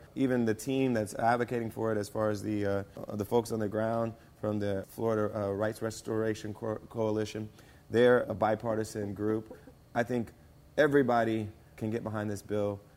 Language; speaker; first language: English; native; English